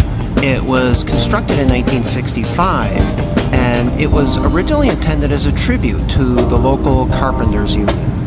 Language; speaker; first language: English; native; English